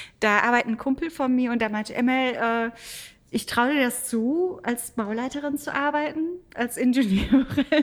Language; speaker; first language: German; early bilingual, other home language; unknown